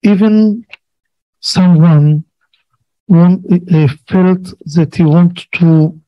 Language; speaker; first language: English; non-native, learner; Hebrew